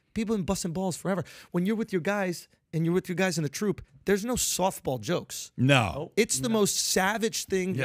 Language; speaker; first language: English; native; English